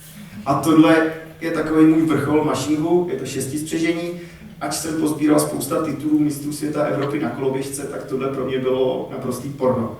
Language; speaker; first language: Czech; native; Czech